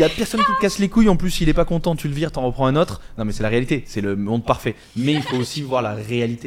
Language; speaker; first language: French; native; French